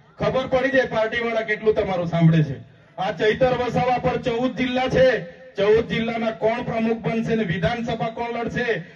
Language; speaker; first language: Gujarati; non-native, local second language; Vasavi